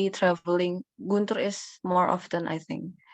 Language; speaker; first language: English; non-native, learner; Indonesian